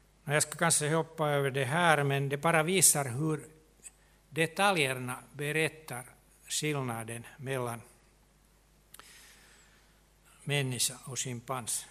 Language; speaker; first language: Swedish; non-native, local second language; Finnish